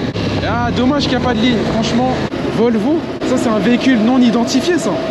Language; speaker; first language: French; native; French